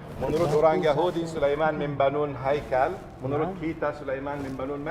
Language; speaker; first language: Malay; non-native, learner; Arabic